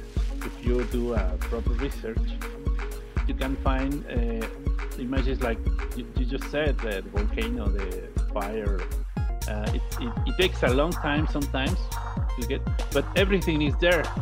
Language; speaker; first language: English; non-native, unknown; Spanish